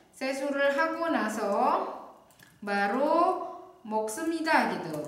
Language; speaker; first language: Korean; non-native, fluent; Indonesian